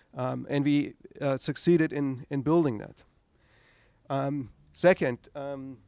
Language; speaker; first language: English; non-native, fluent; German